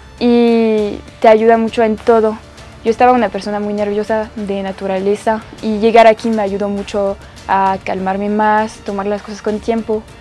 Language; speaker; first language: Spanish; non-native, learner; French